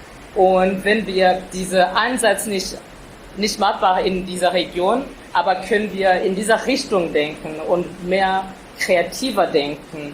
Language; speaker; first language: German; non-native, fluent; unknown